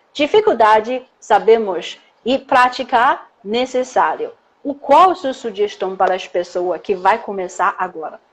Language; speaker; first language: Portuguese; non-native, fluent; Chinese